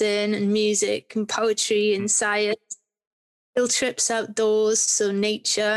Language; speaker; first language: English; native; English